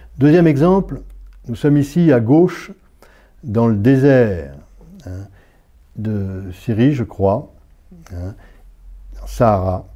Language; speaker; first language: French; native; French